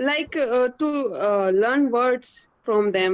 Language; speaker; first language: English; non-native, learner; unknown